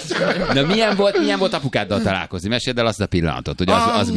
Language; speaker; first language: Hungarian; native; Hungarian